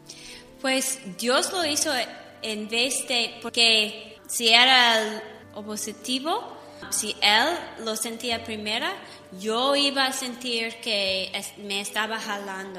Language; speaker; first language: Spanish; non-native, fluent; English